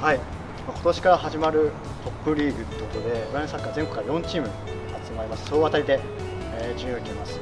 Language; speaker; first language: Japanese; native; Japanese